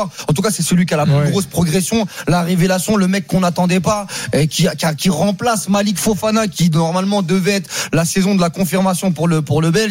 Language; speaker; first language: French; native; French